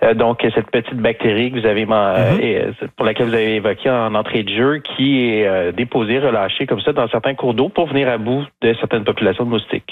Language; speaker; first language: French; native; French